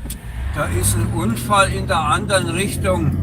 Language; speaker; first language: German; native; German